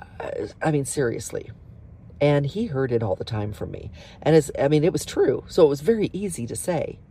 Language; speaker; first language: English; native; English